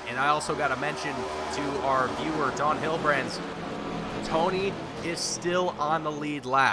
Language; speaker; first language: English; native; English